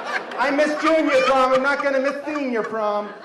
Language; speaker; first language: English; native; English